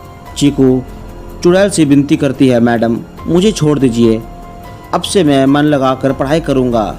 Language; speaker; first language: Hindi; native; Hindi